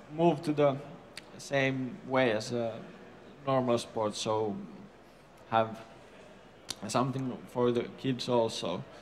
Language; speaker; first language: English; non-native, fluent; Finnish